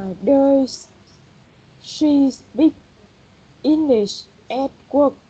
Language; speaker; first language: English; non-native, learner; Vietnamese